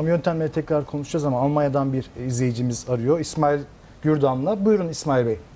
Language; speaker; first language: Turkish; native; Turkish